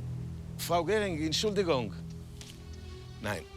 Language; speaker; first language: German; non-native, learner; Hebrew